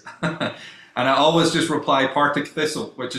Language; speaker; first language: English; native; English